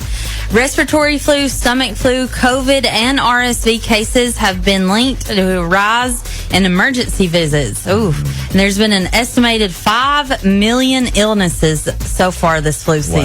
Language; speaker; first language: English; native; English